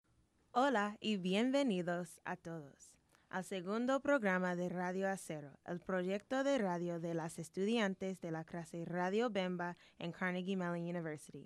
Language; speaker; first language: Spanish; non-native, learner; English